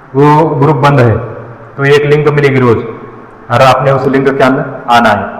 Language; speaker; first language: Hindi; non-native, local second language; Marathi